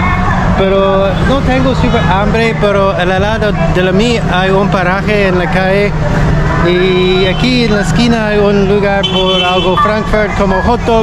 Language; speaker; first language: Spanish; non-native, learner; English